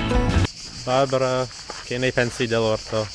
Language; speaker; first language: Italian; non-native, fluent; English